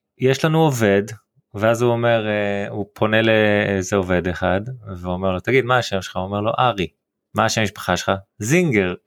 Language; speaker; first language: Hebrew; early bilingual, heritage; Hebrew